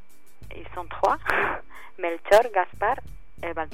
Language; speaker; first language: French; non-native, fluent; Spanish